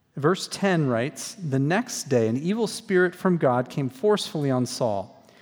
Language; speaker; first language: English; native; English